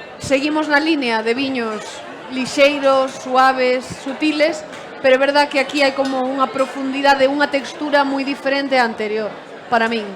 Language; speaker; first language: Galician; non-native, local second language; Spanish